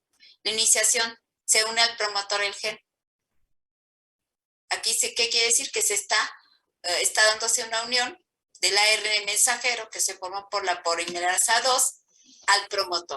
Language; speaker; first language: Spanish; native; Spanish